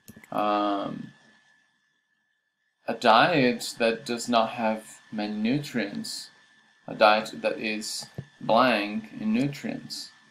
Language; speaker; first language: English; non-native, fluent; Portuguese